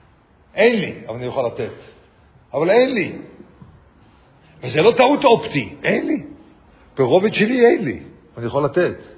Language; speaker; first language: Hebrew; non-native, fluent; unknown